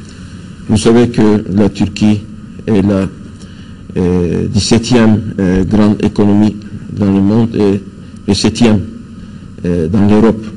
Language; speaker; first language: French; non-native, fluent; Turkish